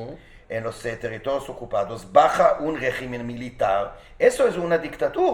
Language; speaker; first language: Spanish; non-native, fluent; Hebrew